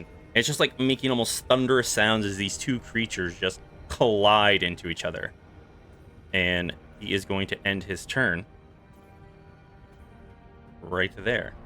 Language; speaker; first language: English; native; English